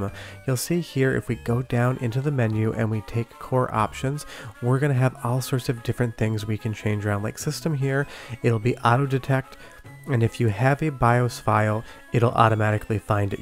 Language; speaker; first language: English; native; English